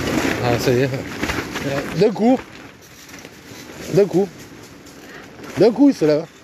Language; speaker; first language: French; native; French